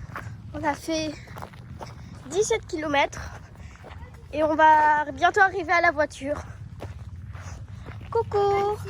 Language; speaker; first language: French; early bilingual, heritage; French